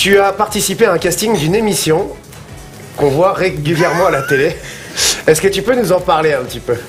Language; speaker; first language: French; native; French